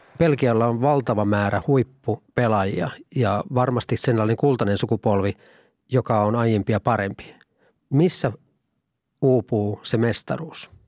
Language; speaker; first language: Finnish; native; Finnish